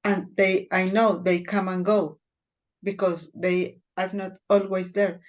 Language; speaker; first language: English; non-native, fluent; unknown